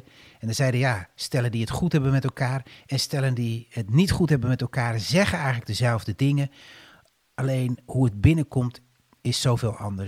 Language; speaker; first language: Dutch; native; Dutch